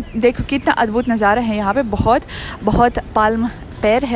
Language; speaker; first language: Hindi; non-native, fluent; Russian